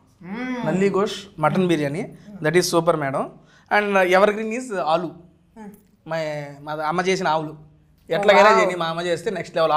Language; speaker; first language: Telugu; native; Telugu